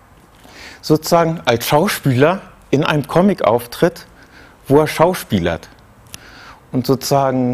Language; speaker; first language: German; native; German